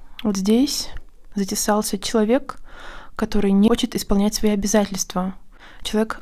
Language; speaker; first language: Russian; native; Russian